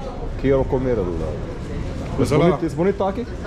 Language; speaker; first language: Spanish; non-native, learner; Arabic